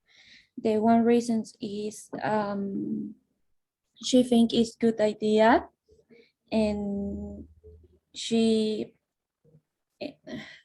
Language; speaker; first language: English; non-native, learner; Spanish